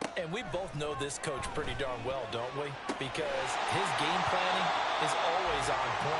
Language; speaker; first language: English; native; English